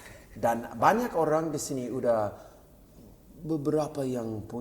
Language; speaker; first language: Indonesian; non-native, fluent; English